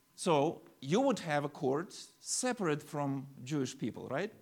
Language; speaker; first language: English; non-native, fluent; Ukrainian